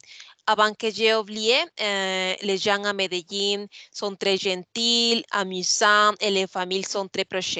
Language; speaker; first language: French; non-native, learner; Spanish